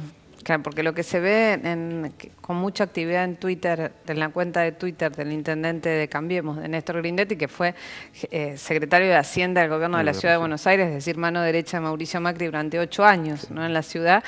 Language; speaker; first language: Spanish; native; Spanish